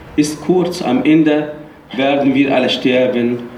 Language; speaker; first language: German; non-native, fluent; Arabic